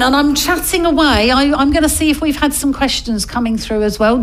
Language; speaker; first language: English; native; English